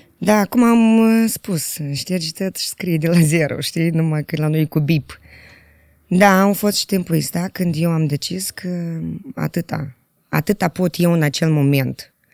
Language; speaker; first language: Romanian; native; Romanian